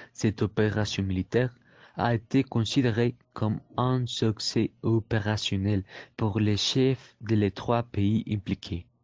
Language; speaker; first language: French; non-native, learner; Spanish